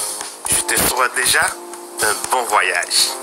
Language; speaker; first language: French; non-native, learner; Spanish